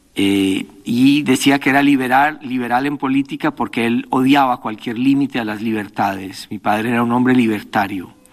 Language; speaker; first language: Spanish; native; Spanish